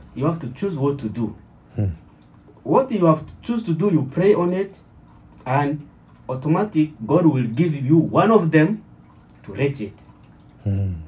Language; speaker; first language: English; non-native, learner; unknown